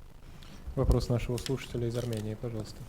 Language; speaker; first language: Russian; native; Russian